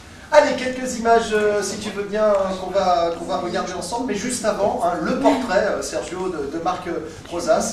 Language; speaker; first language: French; native; French